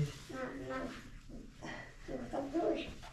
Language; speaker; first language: Russian; non-native, local second language; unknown